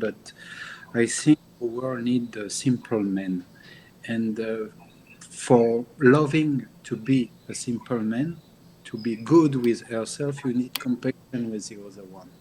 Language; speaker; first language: English; non-native, learner; French